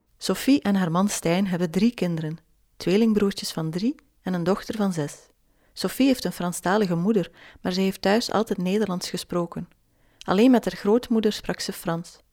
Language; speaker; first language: Dutch; native; Dutch